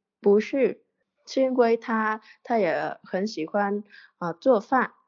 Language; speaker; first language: Chinese; non-native, learner; Vietnamese